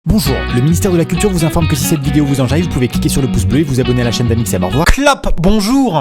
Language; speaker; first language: French; native; French